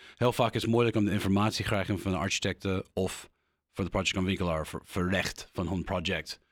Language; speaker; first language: Dutch; non-native, learner; English